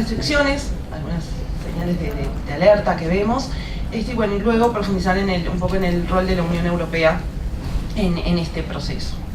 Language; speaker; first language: Spanish; native; Spanish